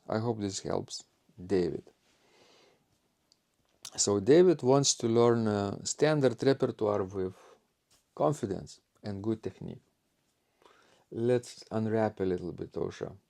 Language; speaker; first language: English; non-native, fluent; Lithuanian